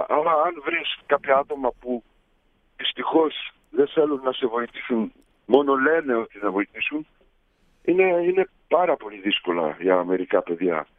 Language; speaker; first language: Greek; early bilingual, heritage; Greek